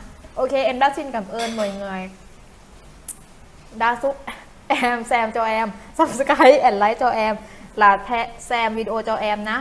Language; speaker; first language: Vietnamese; non-native, learner; Thai